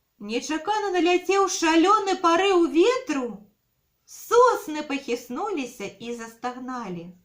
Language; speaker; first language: Belarusian; non-native, local second language; Russian